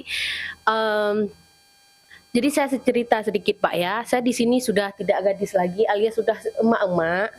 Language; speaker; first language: Indonesian; non-native, local second language; Achinese